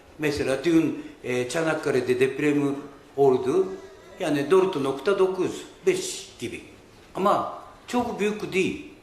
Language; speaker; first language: Turkish; non-native, fluent; Japanese